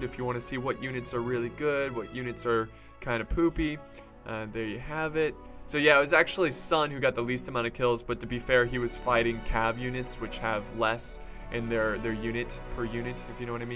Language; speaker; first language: English; native; English